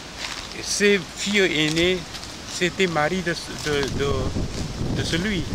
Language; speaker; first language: French; non-native, fluent; Korean